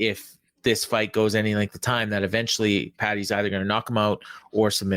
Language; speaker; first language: English; native; English